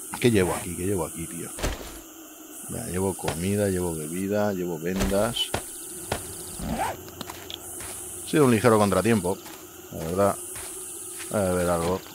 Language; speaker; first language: Spanish; native; Spanish